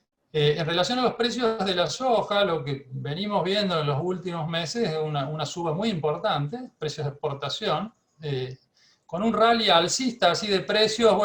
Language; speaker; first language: Spanish; native; Spanish